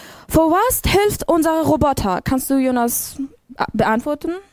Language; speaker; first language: German; non-native, learner; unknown